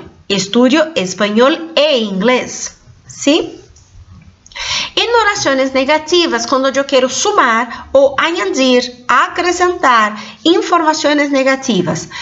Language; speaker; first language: Spanish; non-native, fluent; Portuguese